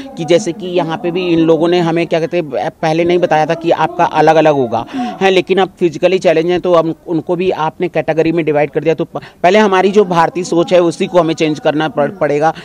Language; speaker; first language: Hindi; native; Hindi